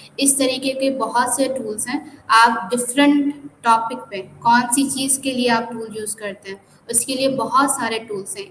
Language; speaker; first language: Urdu; non-native, local second language; Sindhi